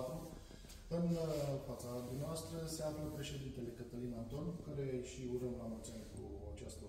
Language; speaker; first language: Romanian; native; Romanian